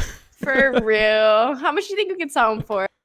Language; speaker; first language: English; native; English